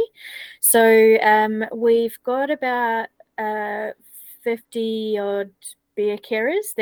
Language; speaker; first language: English; native; English